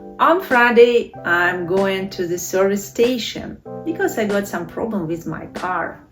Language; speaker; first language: English; non-native, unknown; Ukrainian